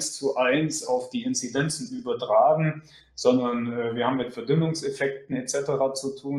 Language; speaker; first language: German; native; German